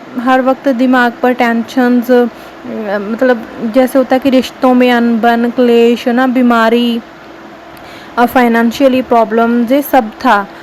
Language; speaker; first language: Hindi; non-native, local second language; Punjabi